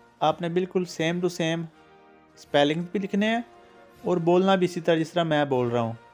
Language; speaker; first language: Urdu; native; Urdu